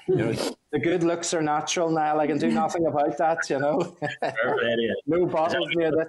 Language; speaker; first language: English; native; English